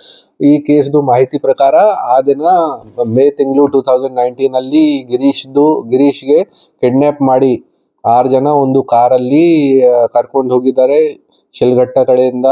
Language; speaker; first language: Kannada; non-native, local second language; Hindi